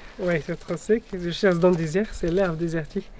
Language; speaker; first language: French; non-native, learner; Arabic